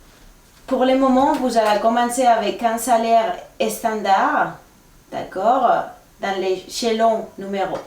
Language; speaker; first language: French; non-native, fluent; Spanish